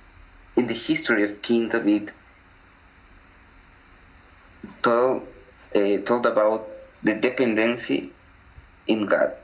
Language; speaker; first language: English; non-native, learner; Spanish